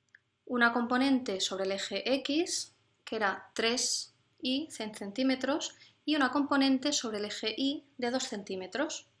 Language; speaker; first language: Spanish; native; Spanish